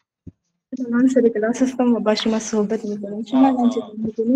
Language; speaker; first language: Persian; non-native, learner; Urdu